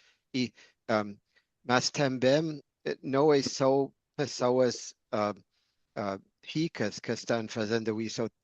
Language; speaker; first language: Portuguese; non-native, fluent; English